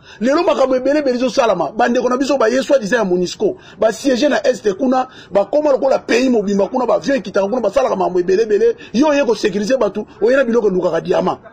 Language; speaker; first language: Lingala; non-native, local second language; Kongo